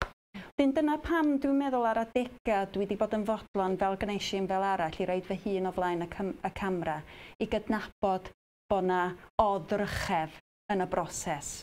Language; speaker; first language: Welsh; native; Welsh